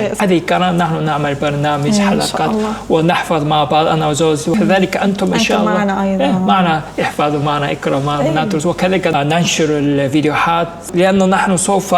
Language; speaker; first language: Arabic; non-native, fluent; Korean